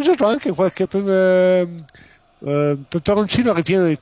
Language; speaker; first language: Italian; native; Italian